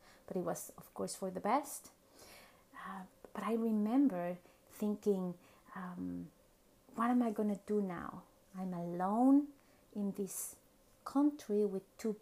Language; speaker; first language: English; non-native, fluent; Spanish